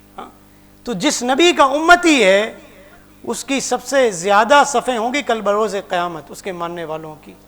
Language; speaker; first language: Urdu; non-native, local second language; Punjabi